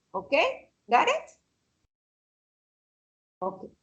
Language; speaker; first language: English; non-native, fluent; Spanish